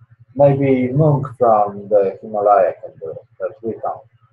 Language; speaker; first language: English; non-native, learner; Polish